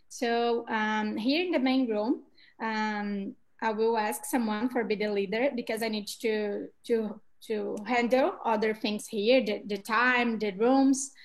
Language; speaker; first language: English; non-native, learner; Portuguese